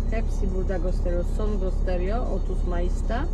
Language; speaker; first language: Turkish; non-native, learner; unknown